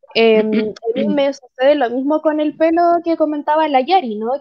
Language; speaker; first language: Spanish; native; Spanish